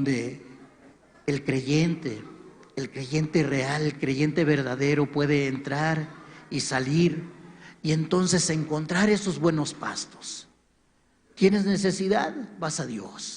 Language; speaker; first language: Spanish; native; Spanish